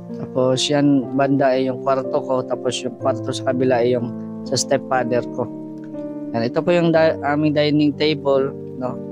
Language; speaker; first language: Filipino; non-native, local second language; Cebuano